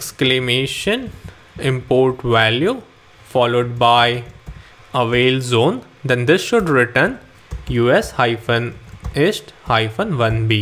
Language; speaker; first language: English; non-native, local second language; Hindi